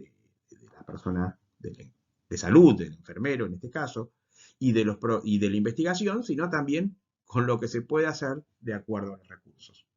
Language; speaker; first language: Spanish; native; Spanish